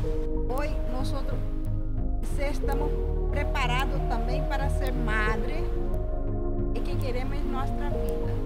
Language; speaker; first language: Spanish; non-native, learner; Portuguese